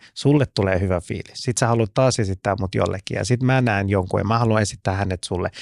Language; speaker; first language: Finnish; early bilingual, other home language; Persian